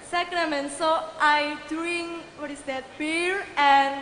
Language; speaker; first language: English; non-native, fluent; Indonesian